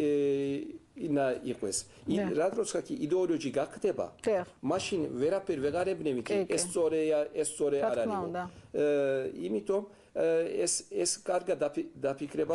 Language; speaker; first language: Georgian; early bilingual, heritage; Turkish